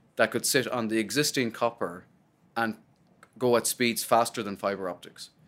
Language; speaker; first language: English; native; English